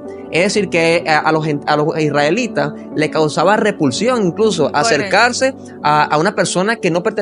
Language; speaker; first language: Spanish; native; Spanish